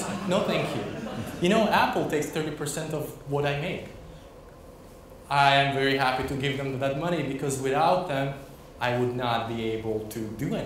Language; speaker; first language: English; non-native, fluent; Croatian